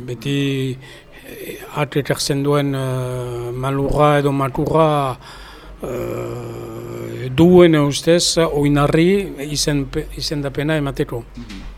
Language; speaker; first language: Basque; native; Basque